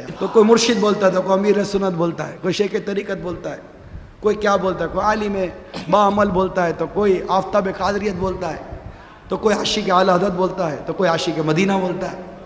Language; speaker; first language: Urdu; native; Urdu